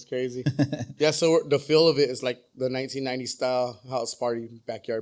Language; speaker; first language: English; native; English